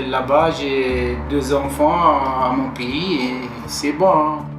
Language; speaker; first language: French; non-native, local second language; Arabic